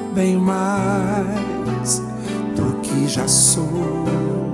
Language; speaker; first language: Portuguese; native; Portuguese